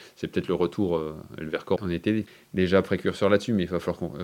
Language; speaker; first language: French; native; French